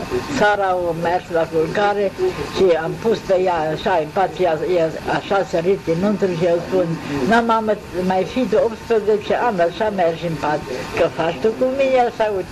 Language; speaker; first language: Romanian; non-native, local second language; German